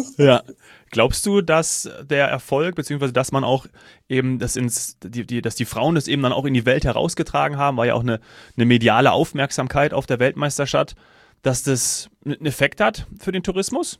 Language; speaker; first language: German; native; German